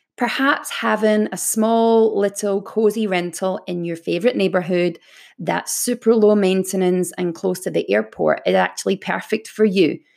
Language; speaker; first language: English; native; English